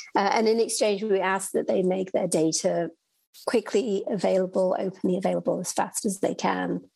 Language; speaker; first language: English; native; English